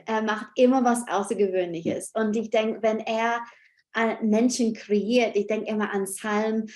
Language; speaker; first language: German; non-native, fluent; English